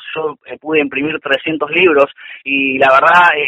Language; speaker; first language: Spanish; native; Spanish